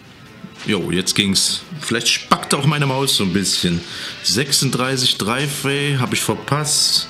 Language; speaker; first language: German; native; German